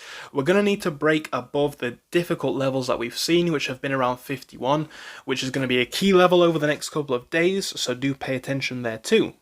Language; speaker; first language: English; native; English